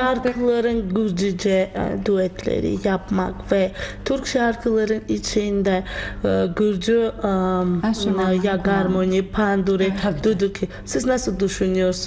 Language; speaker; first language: Turkish; non-native, learner; Georgian